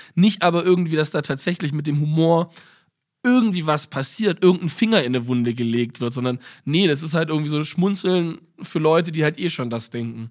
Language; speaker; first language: German; native; German